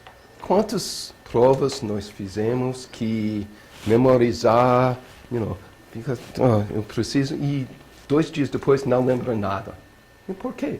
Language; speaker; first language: Portuguese; non-native, learner; English